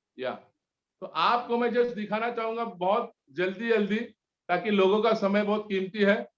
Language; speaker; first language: Hindi; native; Hindi